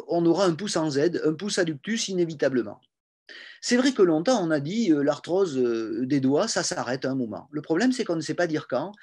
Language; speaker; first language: French; native; French